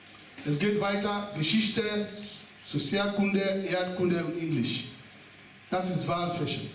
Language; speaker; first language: German; non-native, fluent; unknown